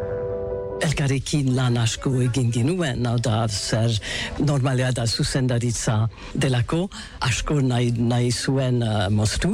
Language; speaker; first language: Basque; non-native, learner; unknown